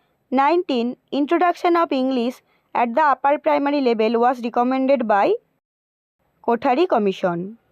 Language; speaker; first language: English; non-native, local second language; Bangla